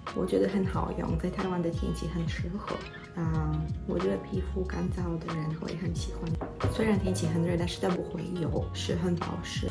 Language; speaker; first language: Chinese; non-native, fluent; Polish